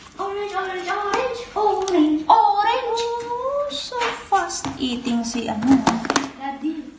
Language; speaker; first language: Filipino; native; Filipino